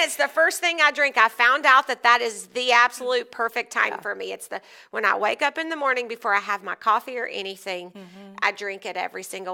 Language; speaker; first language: English; native; English